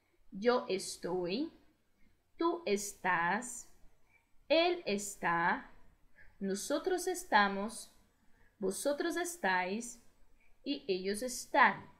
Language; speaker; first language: Spanish; non-native, fluent; Portuguese